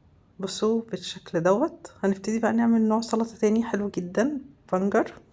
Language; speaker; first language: Arabic; native; Arabic